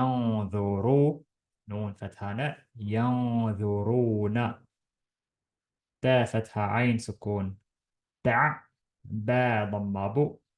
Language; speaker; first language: Arabic; non-native, fluent; Estonian